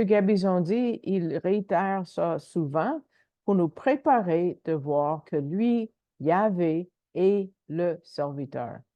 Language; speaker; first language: French; native; French